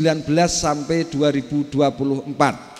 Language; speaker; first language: Indonesian; native; Indonesian